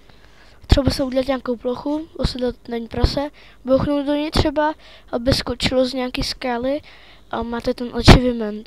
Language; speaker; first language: Czech; native; Czech